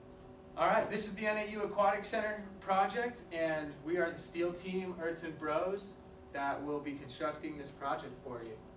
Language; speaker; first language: English; native; English